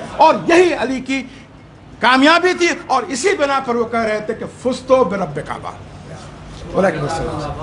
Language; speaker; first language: Urdu; native; Urdu